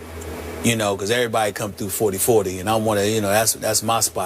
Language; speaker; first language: English; native; English